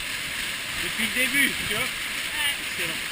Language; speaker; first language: French; native; French